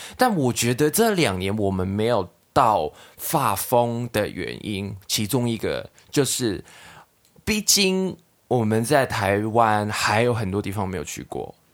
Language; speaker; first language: Chinese; non-native, local second language; Cantonese